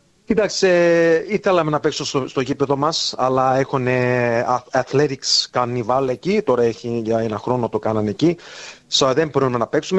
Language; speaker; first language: Greek; early bilingual, heritage; Greek